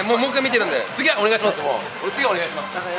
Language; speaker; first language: Japanese; native; Japanese